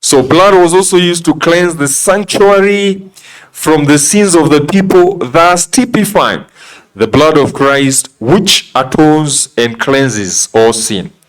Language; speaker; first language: English; non-native, local second language; Swahili